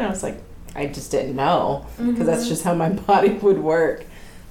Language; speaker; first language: English; native; English